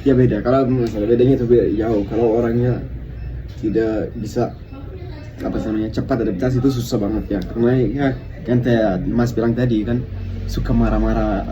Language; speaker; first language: Indonesian; non-native, fluent; Arabic